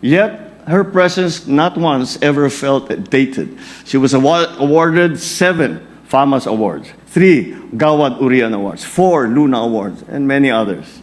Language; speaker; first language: English; non-native, local second language; Filipino